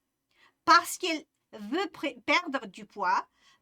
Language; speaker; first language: French; non-native, fluent; Uzbek